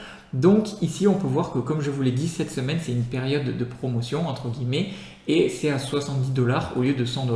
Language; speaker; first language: French; native; French